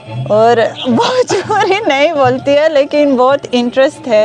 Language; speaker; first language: Hindi; non-native, learner; Hebrew